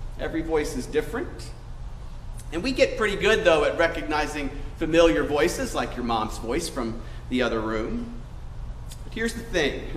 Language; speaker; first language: English; native; English